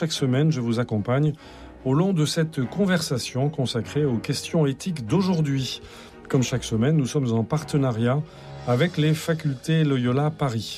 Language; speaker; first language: French; native; French